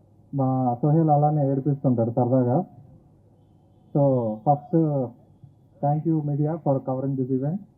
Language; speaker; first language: Telugu; native; Telugu